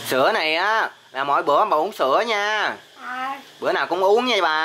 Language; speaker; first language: Vietnamese; native; Vietnamese